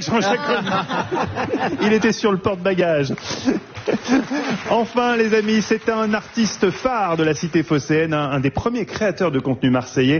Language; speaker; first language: French; native; French